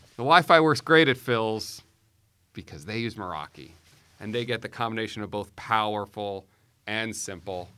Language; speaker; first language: English; native; English